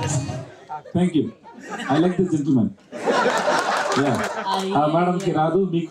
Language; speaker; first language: Telugu; non-native, learner; Tamil